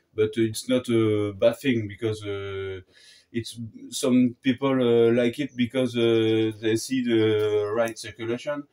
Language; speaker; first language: English; non-native, learner; French